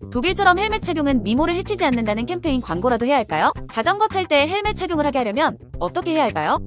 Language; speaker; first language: Korean; native; Korean